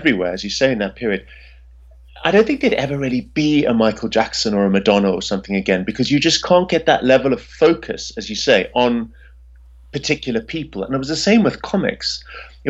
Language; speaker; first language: English; native; English